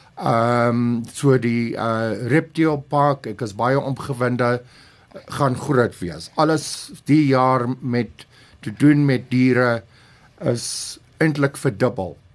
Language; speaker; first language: Afrikaans; non-native, local second language; English